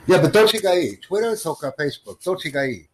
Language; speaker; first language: Japanese; non-native, learner; English